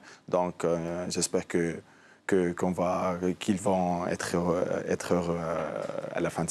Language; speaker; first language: French; non-native, local second language; Arabic